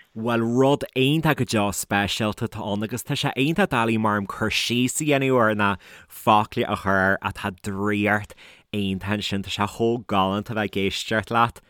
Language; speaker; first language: Irish; native; Irish